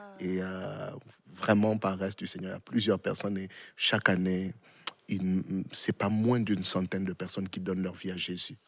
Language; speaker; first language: French; non-native, local second language; Swahili